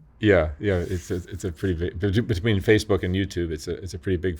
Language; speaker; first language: English; native; English